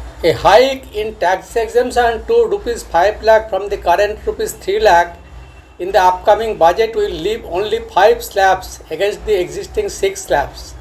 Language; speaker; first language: English; non-native, local second language; Bangla